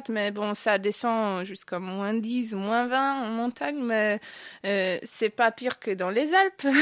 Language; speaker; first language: French; non-native, fluent; Polish